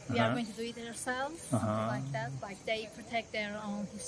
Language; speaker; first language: English; non-native, fluent; Turkish